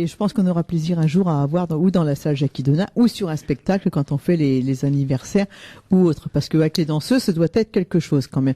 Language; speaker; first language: French; native; French